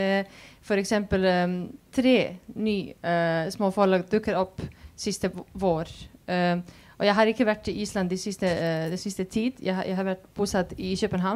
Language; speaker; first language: Swedish; non-native, fluent; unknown